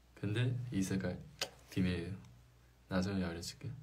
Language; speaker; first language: Korean; non-native, fluent; Chinese